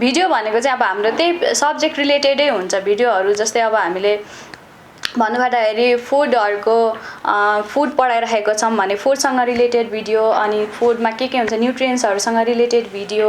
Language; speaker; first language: Nepali; native; Nepali